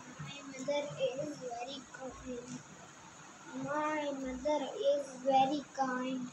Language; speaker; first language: English; non-native, learner; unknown